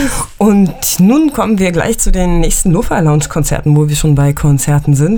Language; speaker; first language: German; native; German